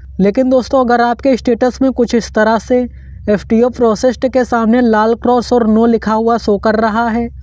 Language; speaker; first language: Hindi; non-native, local second language; Marathi